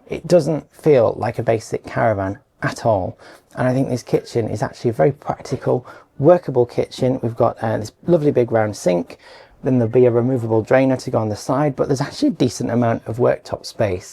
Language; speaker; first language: English; native; English